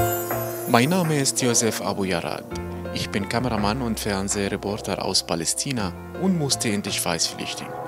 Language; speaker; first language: German; non-native, fluent; Arabic